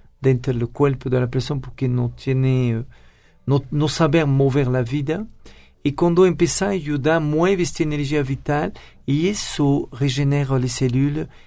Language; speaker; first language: Spanish; non-native, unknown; French